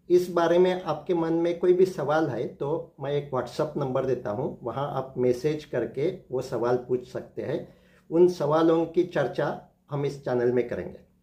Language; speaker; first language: Hindi; non-native, local second language; Marathi